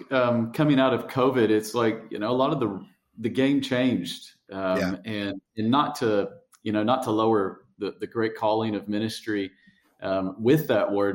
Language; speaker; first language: English; native; English